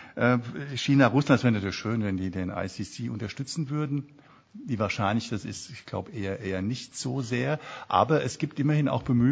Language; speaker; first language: German; native; German